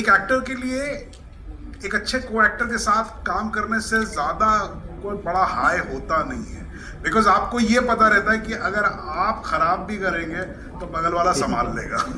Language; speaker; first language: Hindi; native; Hindi